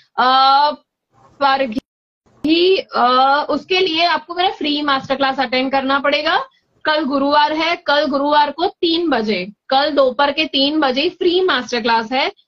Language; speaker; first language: Hindi; non-native, local second language; Gujarati